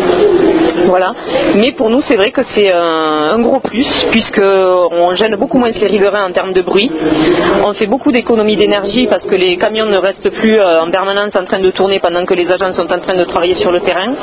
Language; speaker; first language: French; native; French